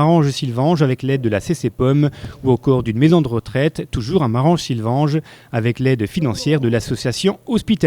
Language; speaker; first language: French; native; French